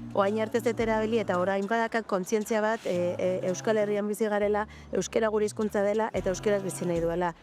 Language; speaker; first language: Basque; non-native, local second language; Spanish